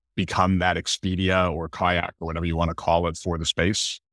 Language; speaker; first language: English; native; English